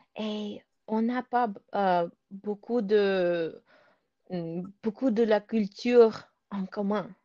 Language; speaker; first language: French; non-native, learner; Russian